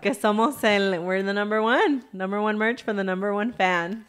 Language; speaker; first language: English; early bilingual, other home language; Spanish